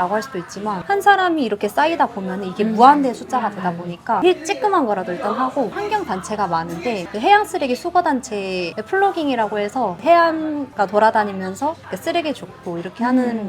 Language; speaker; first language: Korean; native; Korean